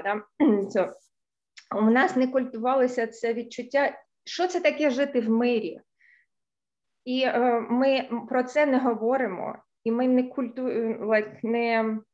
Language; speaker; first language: Ukrainian; non-native, local second language; Russian